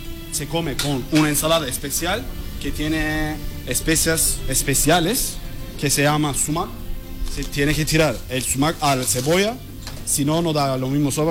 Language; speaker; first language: Spanish; non-native, learner; Turkish